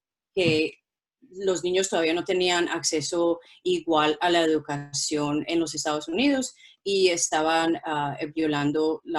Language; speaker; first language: Spanish; non-native, local second language; English